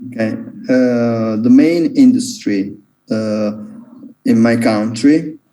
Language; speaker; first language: English; non-native, learner; Italian